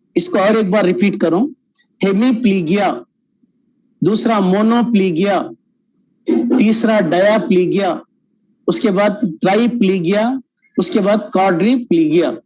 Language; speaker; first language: Urdu; native; Urdu